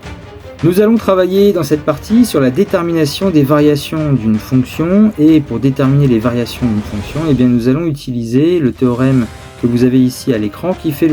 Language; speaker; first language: French; native; French